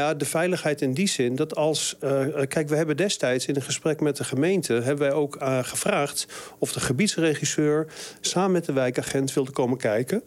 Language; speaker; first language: Dutch; native; Dutch